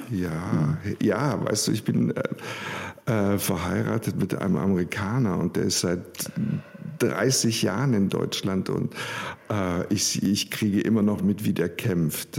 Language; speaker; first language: German; native; German